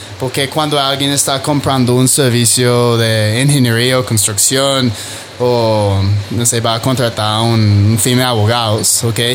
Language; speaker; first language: Spanish; non-native, fluent; English